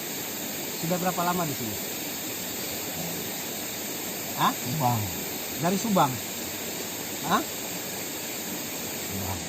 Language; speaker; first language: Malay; non-native, local second language; Sundanese